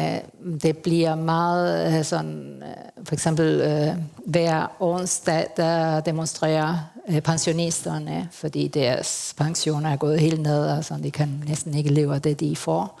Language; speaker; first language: Danish; non-native, fluent; Spanish